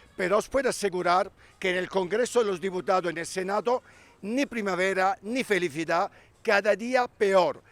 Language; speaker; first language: Spanish; non-native, fluent; Italian